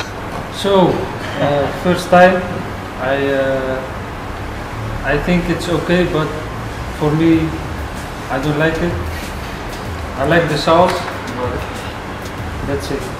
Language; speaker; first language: English; non-native, learner; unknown